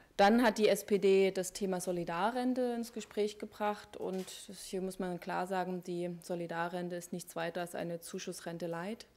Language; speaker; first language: German; native; German